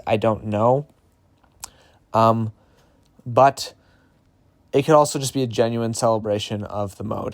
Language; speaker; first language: English; native; English